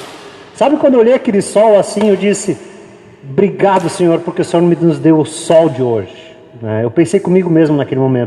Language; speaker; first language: Portuguese; native; Portuguese